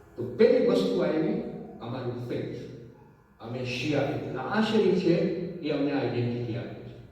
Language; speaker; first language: Gujarati; early bilingual, heritage; Gujarati